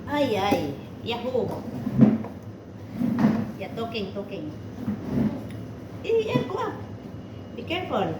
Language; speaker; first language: English; non-native, learner; Filipino